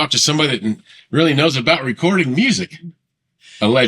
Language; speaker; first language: English; native; English